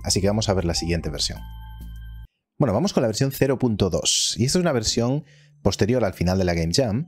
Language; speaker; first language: Spanish; native; Spanish